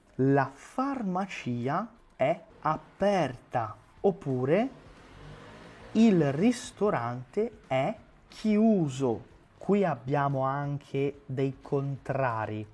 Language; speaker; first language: Italian; non-native, fluent; Portuguese